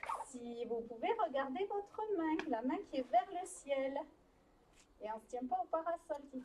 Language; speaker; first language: French; native; French